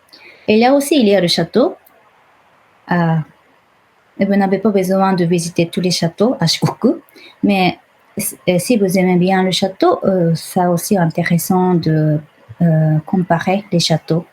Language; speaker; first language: French; non-native, fluent; Japanese